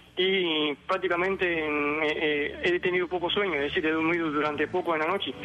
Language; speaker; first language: Spanish; native; Spanish